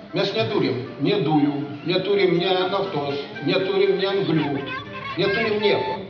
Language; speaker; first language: Lithuanian; non-native, local second language; Russian